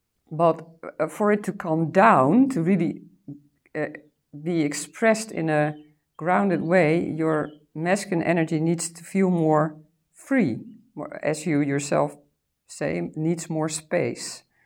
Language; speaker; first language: English; non-native, fluent; Dutch